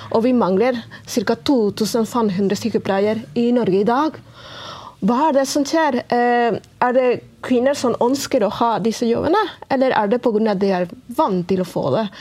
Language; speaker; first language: Norwegian; non-native, fluent; Spanish